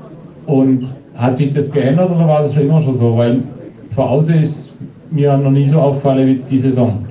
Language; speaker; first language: German; native; German